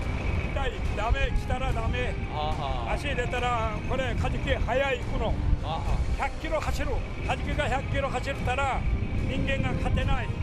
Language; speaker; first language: Japanese; native; Japanese